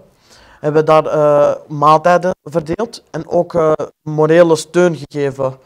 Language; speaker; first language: Dutch; non-native, fluent; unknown